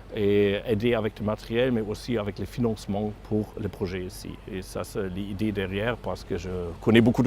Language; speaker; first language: French; non-native, fluent; German